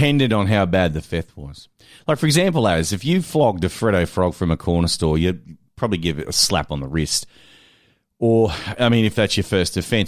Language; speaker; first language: English; native; English